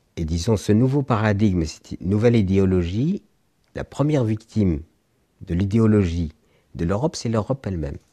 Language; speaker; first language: French; non-native, local second language; Arabic